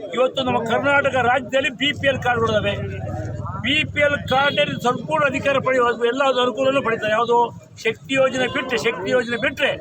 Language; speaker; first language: Kannada; native; Kannada